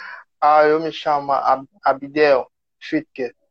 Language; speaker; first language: Portuguese; non-native, learner; French